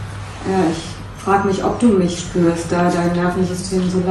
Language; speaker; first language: German; native; German